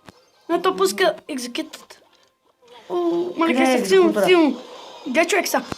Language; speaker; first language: Bulgarian; native; Bulgarian